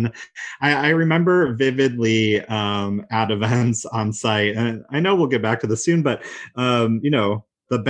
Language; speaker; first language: English; native; English